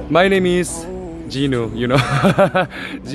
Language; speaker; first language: English; non-native, learner; Korean